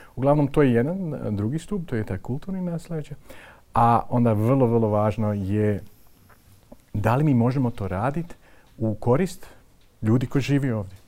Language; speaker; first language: Croatian; non-native, fluent; Dutch